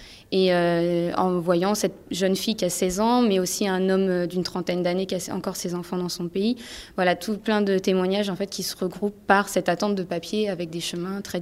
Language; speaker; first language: French; native; French